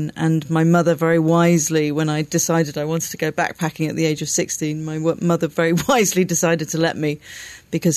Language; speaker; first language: English; native; English